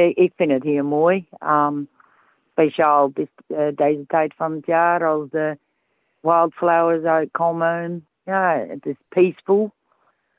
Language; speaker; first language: Dutch; early bilingual, heritage; Dutch